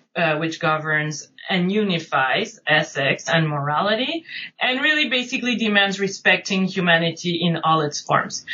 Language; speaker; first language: English; non-native, fluent; French